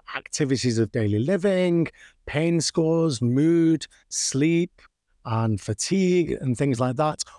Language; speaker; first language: English; native; English